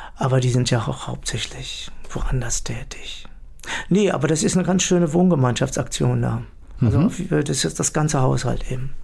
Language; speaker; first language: German; native; German